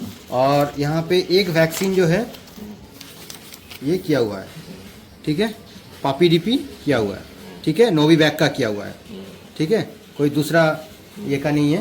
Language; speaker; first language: Hindi; non-native, local second language; Bangla